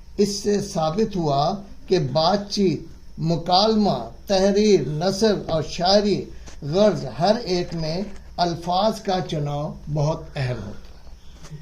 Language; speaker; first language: Urdu; native; Urdu